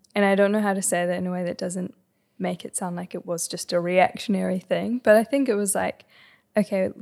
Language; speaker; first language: English; native; English